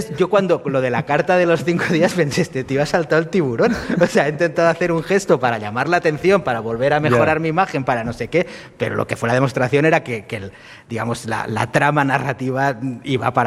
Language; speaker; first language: Spanish; native; Spanish